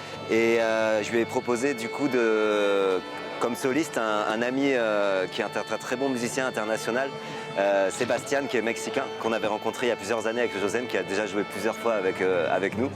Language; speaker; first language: French; native; French